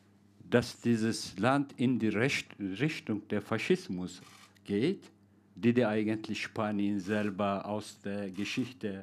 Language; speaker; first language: German; non-native, fluent; Turkish